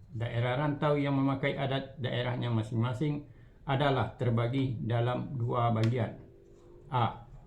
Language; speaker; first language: Malay; non-native, local second language; Minangkabau